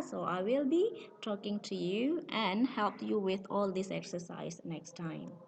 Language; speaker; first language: English; non-native, fluent; Indonesian